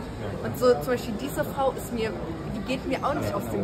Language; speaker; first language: German; native; German